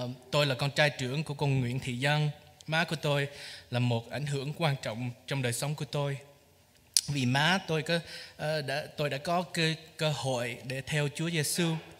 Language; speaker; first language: Vietnamese; early bilingual, heritage; Vietnamese